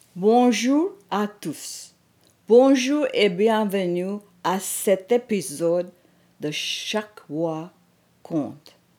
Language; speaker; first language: French; non-native, fluent; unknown